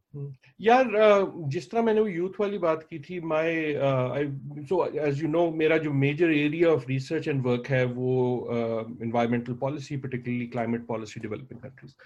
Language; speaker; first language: Urdu; native; Urdu